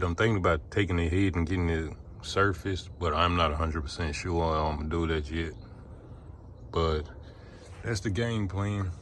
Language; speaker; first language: English; native; English